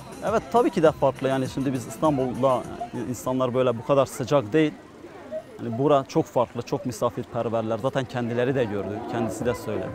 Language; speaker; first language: Turkish; non-native, local second language; Kurdish